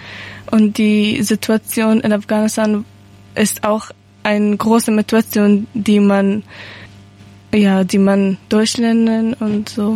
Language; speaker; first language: German; non-native, learner; Persian